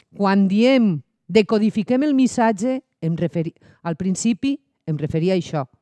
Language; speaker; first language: Catalan; native; Catalan